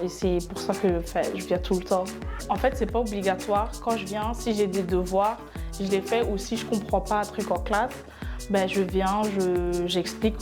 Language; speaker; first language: French; early bilingual, other home language; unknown